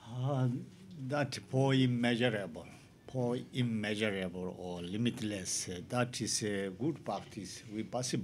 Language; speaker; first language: English; non-native, learner; Tibetan